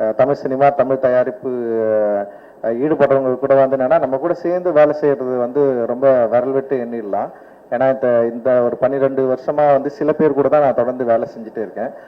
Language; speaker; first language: Tamil; native; Tamil